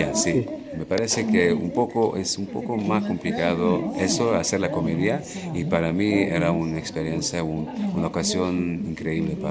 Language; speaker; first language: Spanish; non-native, learner; Hebrew